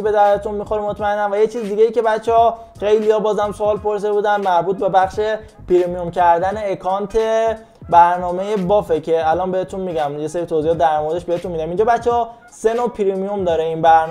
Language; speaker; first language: Persian; native; Persian